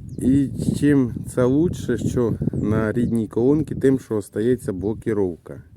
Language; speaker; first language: Ukrainian; native; Ukrainian